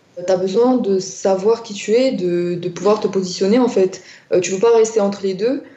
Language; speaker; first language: French; non-native, local second language; Arabic